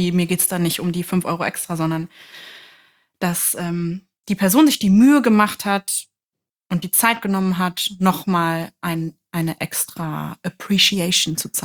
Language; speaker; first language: German; native; German